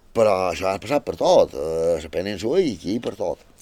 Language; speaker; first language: Catalan; native; Catalan